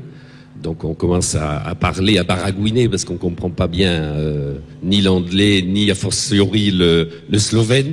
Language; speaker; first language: French; native; French